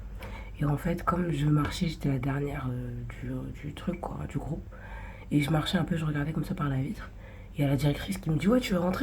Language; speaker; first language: French; native; French